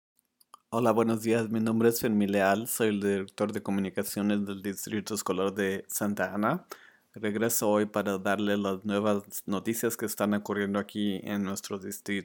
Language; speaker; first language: Spanish; early bilingual, other home language; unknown